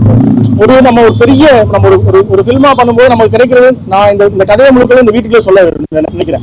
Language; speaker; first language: Tamil; native; Tamil